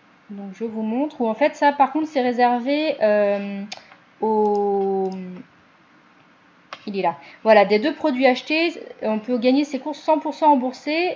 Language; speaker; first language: French; native; French